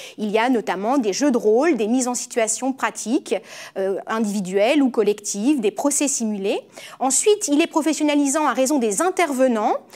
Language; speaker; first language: French; native; French